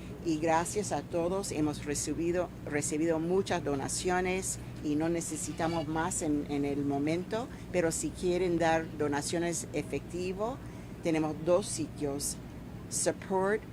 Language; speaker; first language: Spanish; non-native, fluent; English